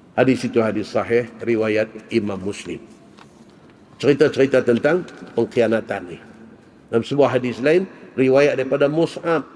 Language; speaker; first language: Malay; native; Malay